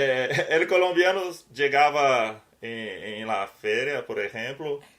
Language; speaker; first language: Spanish; non-native, learner; Portuguese